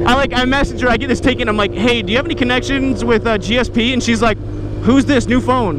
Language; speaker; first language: English; native; English